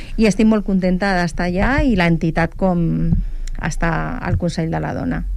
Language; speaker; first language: Catalan; non-native, local second language; Spanish